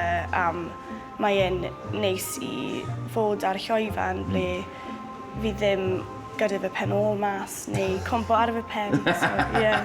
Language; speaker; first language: Welsh; non-native, local second language; English